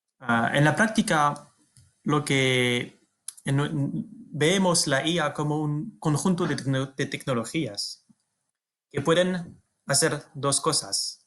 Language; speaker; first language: Spanish; non-native, fluent; French